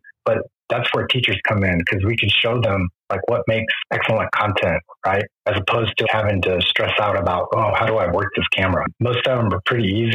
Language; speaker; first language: English; non-native, fluent; Spanish